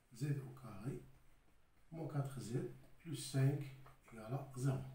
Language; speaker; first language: French; non-native, local second language; Arabic